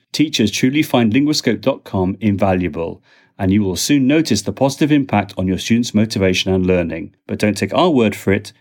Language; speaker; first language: English; native; English